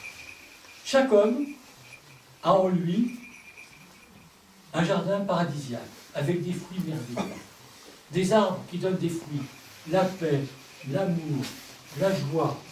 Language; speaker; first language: French; native; French